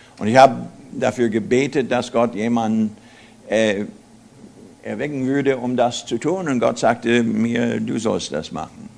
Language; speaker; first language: German; non-native, fluent; English